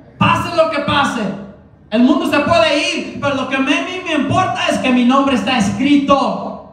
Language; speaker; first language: Spanish; early bilingual, heritage; Spanish